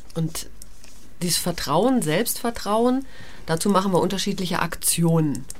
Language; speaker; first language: German; native; German